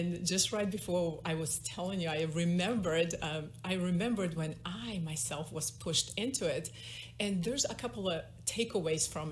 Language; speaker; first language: English; non-native, fluent; Russian